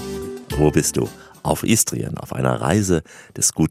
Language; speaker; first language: German; native; German